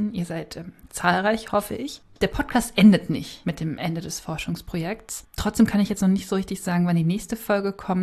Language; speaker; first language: German; native; German